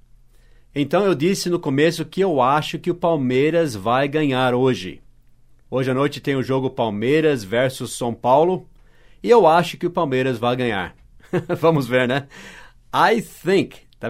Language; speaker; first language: Portuguese; non-native, fluent; English